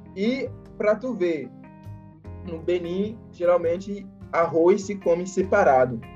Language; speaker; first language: Portuguese; non-native, fluent; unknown